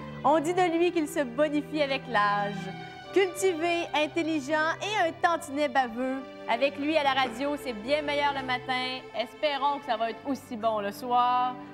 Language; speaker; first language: French; native; French